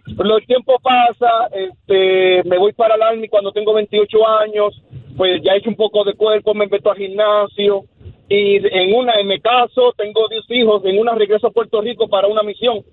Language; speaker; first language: Spanish; native; Spanish